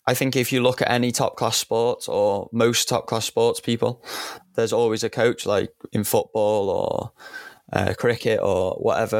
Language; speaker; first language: English; native; English